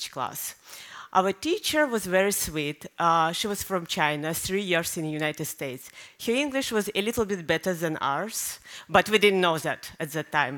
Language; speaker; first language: English; non-native, fluent; Russian